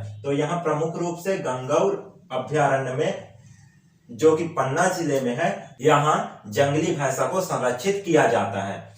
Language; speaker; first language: Hindi; native; Hindi